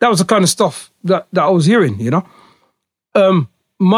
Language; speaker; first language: English; native; English